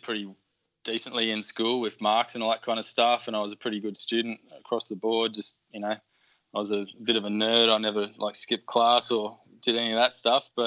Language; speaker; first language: English; native; English